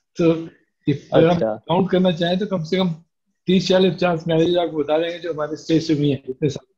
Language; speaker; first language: Hindi; native; Hindi